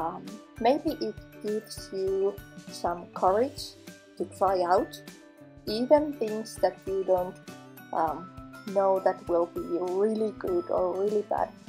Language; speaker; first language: English; non-native, fluent; Finnish